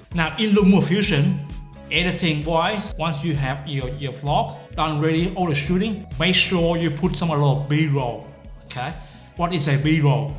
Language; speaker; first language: English; non-native, fluent; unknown